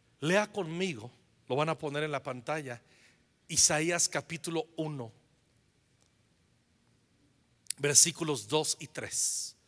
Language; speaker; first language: Spanish; native; Spanish